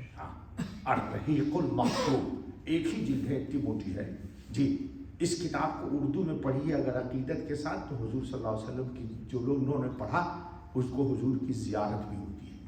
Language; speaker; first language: Urdu; native; Urdu